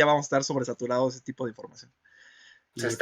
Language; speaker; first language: Spanish; native; Spanish